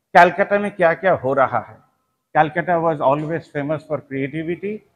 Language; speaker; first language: Hindi; non-native, local second language; Bangla